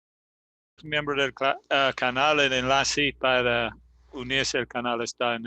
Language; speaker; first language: Spanish; non-native, learner; English